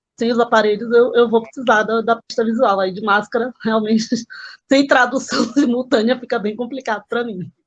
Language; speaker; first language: Portuguese; native; Portuguese